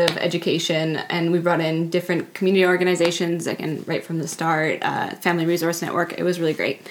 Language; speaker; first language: English; native; English